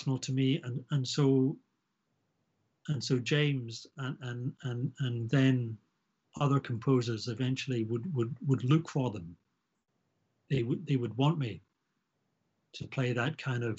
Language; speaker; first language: English; native; English